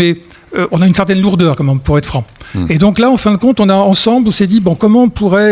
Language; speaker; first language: French; native; French